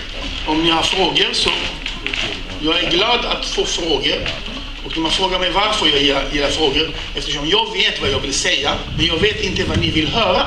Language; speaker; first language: Swedish; non-native, fluent; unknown